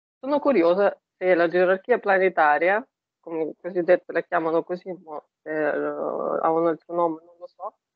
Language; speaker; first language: Italian; non-native, fluent; Russian